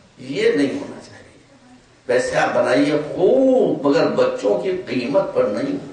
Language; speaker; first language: Urdu; native; Urdu